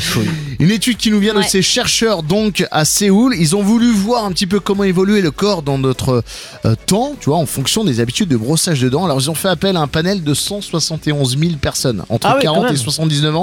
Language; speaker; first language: French; native; French